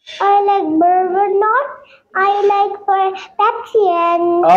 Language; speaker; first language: English; non-native, learner; Pashto